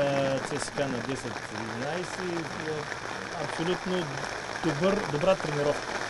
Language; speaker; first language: Bulgarian; native; Bulgarian